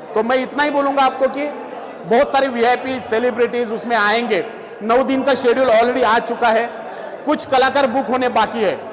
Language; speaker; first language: Hindi; non-native, local second language; Marathi